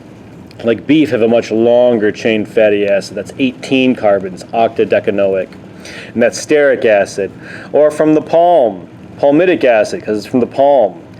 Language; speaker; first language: English; native; English